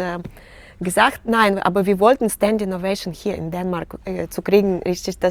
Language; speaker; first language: German; non-native, learner; Russian